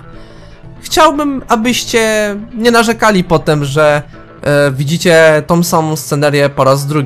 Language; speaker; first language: Polish; native; Polish